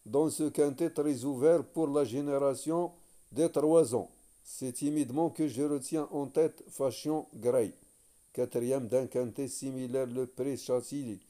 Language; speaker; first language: French; non-native, local second language; Arabic